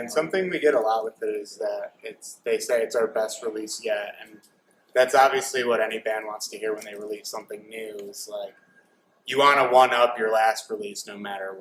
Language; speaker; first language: English; native; English